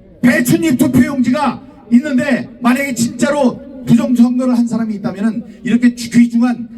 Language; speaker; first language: Korean; native; Korean